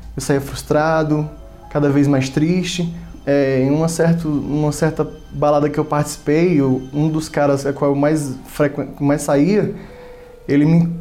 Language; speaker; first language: Portuguese; native; Portuguese